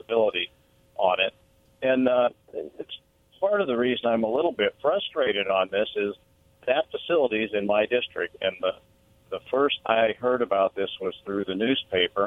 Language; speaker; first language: English; native; English